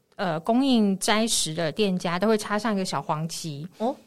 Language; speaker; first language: Chinese; native; Chinese